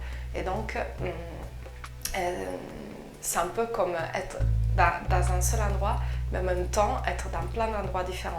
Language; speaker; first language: French; non-native, fluent; Italian